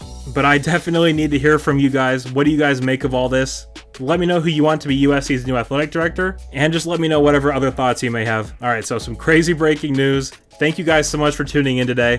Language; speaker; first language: English; native; English